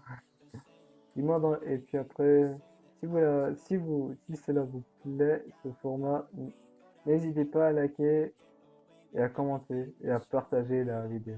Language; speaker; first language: French; native; French